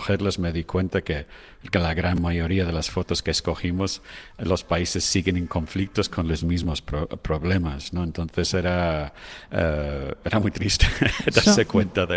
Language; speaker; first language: Spanish; non-native, fluent; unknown